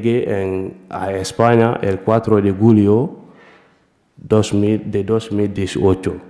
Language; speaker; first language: Spanish; non-native, learner; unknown